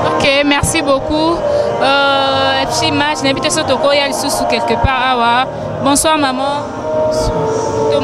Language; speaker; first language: French; non-native, local second language; Lingala